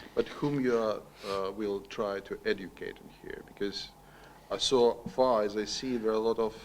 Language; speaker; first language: English; non-native, learner; Ukrainian